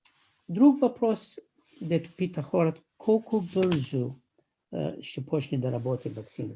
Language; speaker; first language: Bulgarian; non-native, fluent; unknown